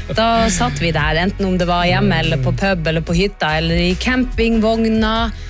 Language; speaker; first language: Norwegian; native; Norwegian